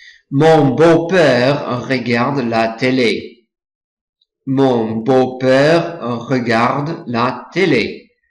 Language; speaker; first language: French; non-native, fluent; English